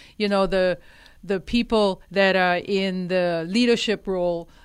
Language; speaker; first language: English; non-native, fluent; German